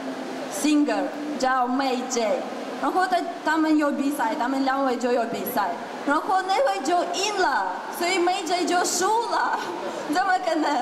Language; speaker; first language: Chinese; non-native, fluent; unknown